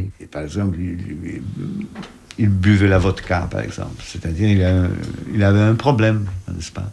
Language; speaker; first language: French; non-native, fluent; Polish